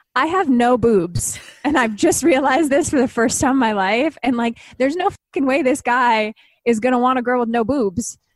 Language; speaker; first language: English; native; English